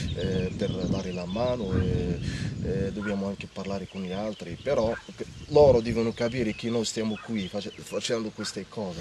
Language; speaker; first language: Italian; non-native, learner; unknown